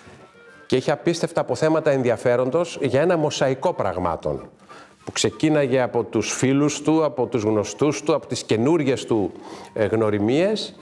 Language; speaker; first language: Greek; native; Greek